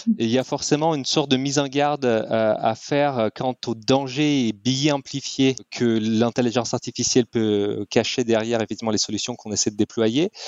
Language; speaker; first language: French; non-native, fluent; Russian